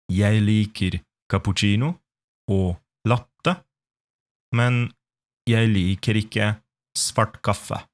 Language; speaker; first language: Norwegian; non-native, fluent; Polish